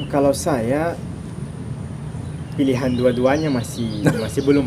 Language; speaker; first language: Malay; non-native, fluent; Arabic